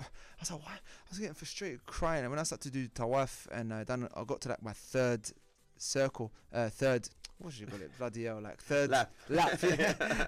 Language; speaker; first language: English; native; English